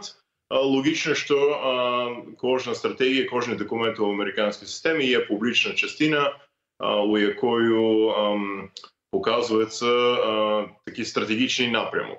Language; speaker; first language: Ukrainian; non-native, fluent; English